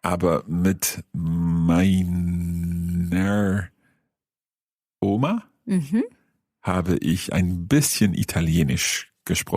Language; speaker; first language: German; non-native, fluent; English